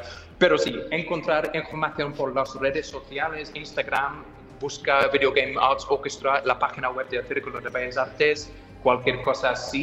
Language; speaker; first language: Spanish; non-native, fluent; English